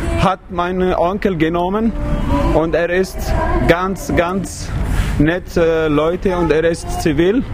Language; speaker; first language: German; non-native, learner; Kurdish